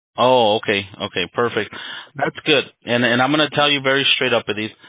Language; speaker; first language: English; early bilingual, other home language; Spanish